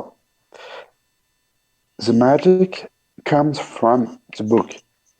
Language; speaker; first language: English; non-native, learner; French